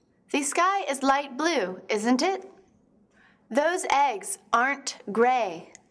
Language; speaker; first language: English; native; English